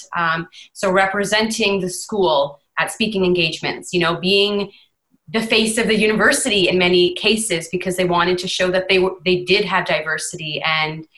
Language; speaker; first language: English; native; English